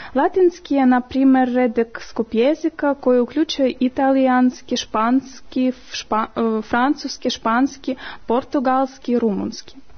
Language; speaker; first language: Serbian; non-native, fluent; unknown